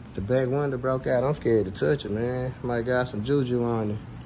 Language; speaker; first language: English; native; English